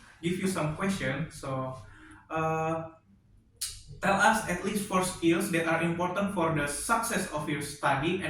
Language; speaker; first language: English; non-native, learner; Indonesian